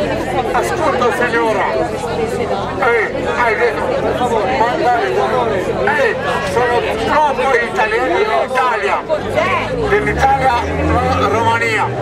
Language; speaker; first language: Italian; non-native, learner; Romanian